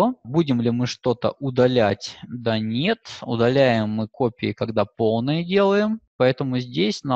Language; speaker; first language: Russian; native; Russian